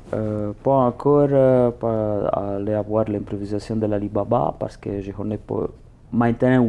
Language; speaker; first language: French; non-native, learner; Italian